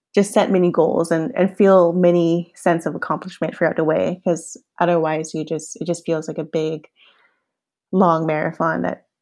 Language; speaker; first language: English; early bilingual, other home language; Cantonese